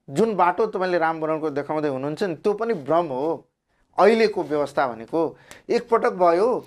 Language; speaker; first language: Nepali; non-native, local second language; Maithili